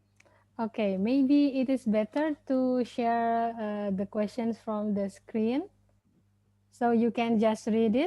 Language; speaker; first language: English; non-native, fluent; Indonesian